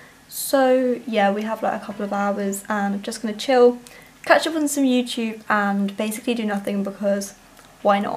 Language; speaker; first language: English; native; English